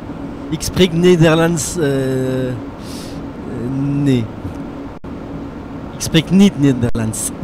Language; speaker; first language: Dutch; non-native, learner; French